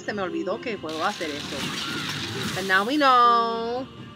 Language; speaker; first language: Spanish; early bilingual, other home language; English